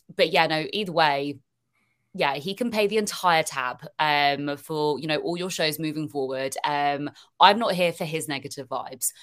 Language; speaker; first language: English; native; English